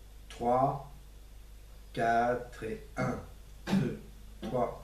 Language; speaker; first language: French; native; French